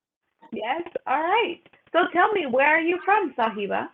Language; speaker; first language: English; non-native, fluent; Spanish